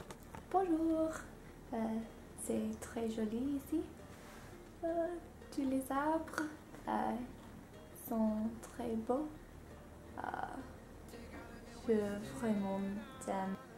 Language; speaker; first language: French; non-native, learner; English